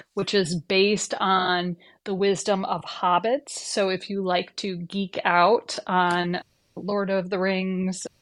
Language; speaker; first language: English; native; English